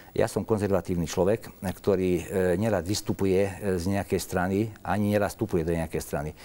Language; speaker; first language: Slovak; non-native, local second language; Hungarian